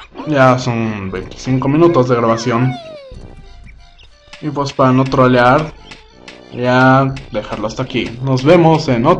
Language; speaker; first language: Spanish; native; Spanish